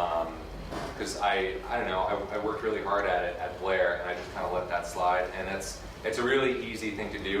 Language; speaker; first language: English; native; English